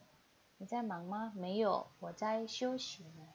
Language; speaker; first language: Chinese; non-native, fluent; Indonesian